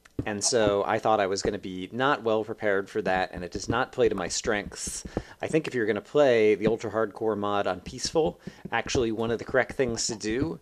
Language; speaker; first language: English; native; English